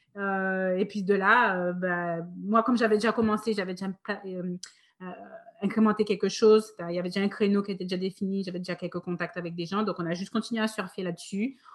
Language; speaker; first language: French; native; French